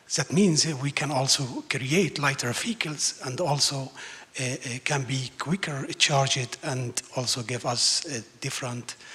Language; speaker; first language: English; non-native, fluent; Arabic